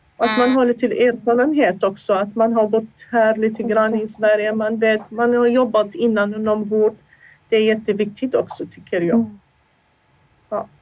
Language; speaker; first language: Swedish; non-native, fluent; Assyrian Neo-Aramaic